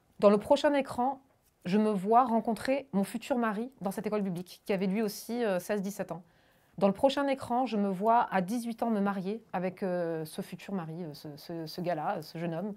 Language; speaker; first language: French; early bilingual, other home language; German